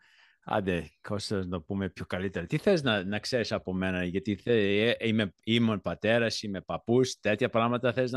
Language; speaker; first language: Greek; early bilingual, heritage; Greek